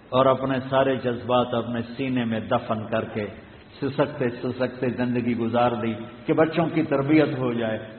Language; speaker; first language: Urdu; non-native, local second language; Punjabi